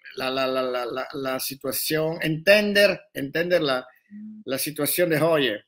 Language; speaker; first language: Spanish; non-native, learner; Italian